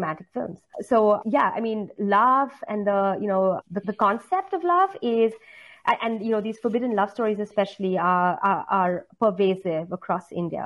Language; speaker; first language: English; non-native, local second language; Hindi